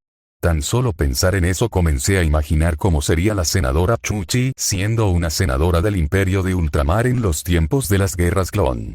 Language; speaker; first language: Spanish; native; Spanish